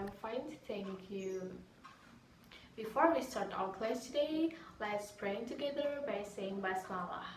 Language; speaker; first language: English; non-native, learner; Indonesian